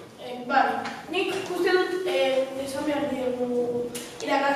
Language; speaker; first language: Basque; non-native, local second language; Spanish